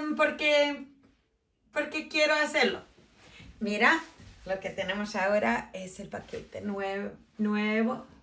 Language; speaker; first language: Spanish; non-native, learner; English